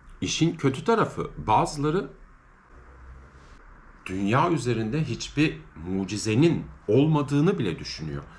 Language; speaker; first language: Turkish; native; Turkish